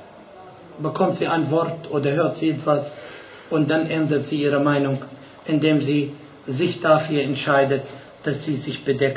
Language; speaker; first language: German; non-native, fluent; Arabic